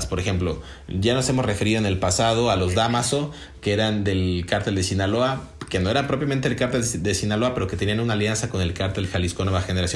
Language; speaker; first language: Spanish; native; Spanish